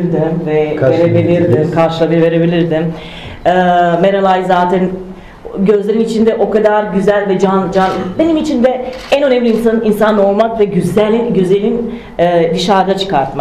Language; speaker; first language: Turkish; non-native, fluent; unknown